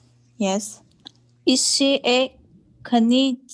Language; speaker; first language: English; non-native, learner; Turkish